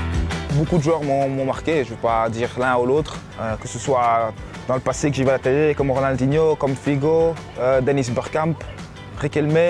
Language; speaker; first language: French; early bilingual, other home language; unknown